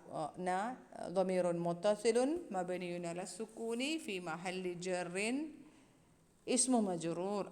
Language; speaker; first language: Arabic; non-native, fluent; Malayalam